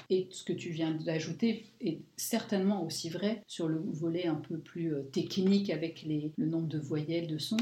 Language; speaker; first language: French; native; French